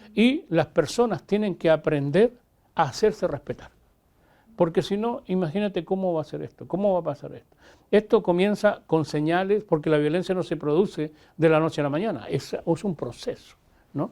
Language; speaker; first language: Spanish; native; Spanish